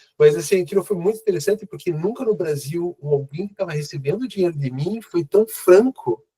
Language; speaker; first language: Portuguese; native; Portuguese